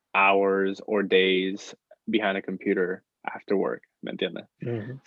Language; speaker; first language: English; non-native, fluent; Spanish